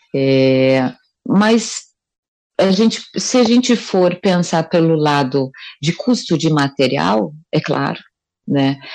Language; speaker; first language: Portuguese; native; Portuguese